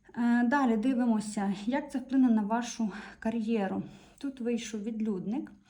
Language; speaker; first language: Ukrainian; non-native, local second language; Russian